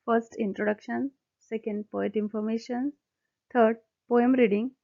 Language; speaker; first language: English; non-native, local second language; Marathi